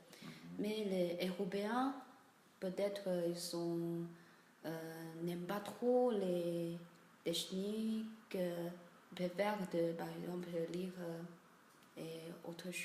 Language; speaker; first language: French; non-native, learner; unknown